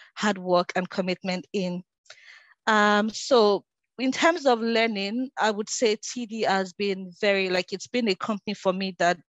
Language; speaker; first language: English; non-native, local second language; Yoruba